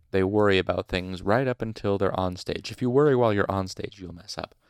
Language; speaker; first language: English; native; English